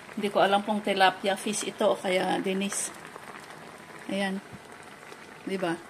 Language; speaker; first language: Filipino; native; Filipino